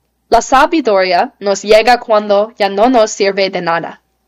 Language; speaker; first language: Spanish; non-native, learner; English